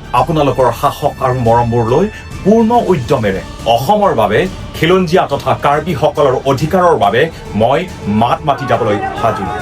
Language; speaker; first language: Assamese; non-native, local second language; Karbi